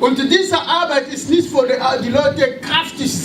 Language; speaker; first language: German; non-native, learner; French